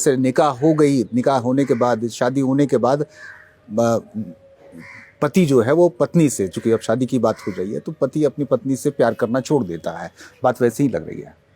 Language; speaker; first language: Hindi; native; Hindi